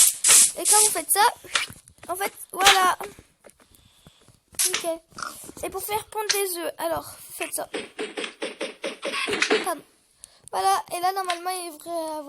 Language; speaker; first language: French; native; French